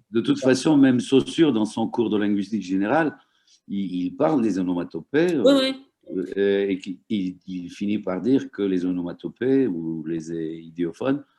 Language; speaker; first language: French; non-native, fluent; Turkish